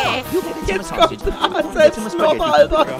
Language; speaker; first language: German; native; German